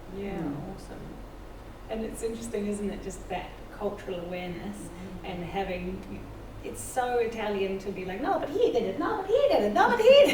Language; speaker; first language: English; native; English